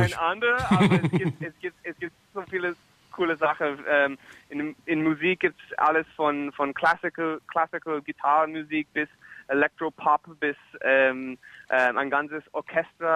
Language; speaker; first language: German; non-native, fluent; English